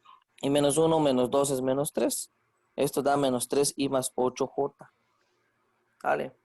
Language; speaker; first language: Spanish; native; Spanish